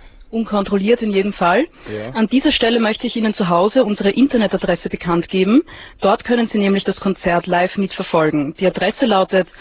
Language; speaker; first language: German; native; German